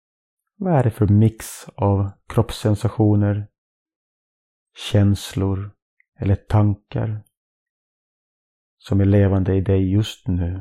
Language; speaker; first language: Swedish; non-native, fluent; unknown